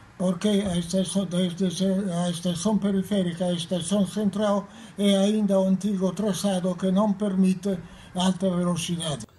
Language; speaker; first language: Portuguese; non-native, fluent; Italian